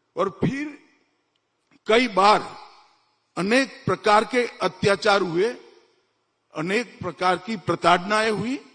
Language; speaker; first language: Hindi; non-native, local second language; Gujarati